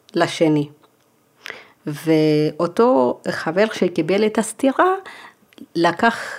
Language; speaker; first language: Hebrew; early bilingual, other home language; Amharic